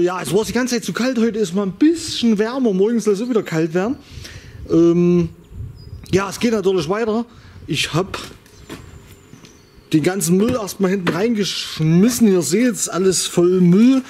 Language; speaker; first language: German; native; German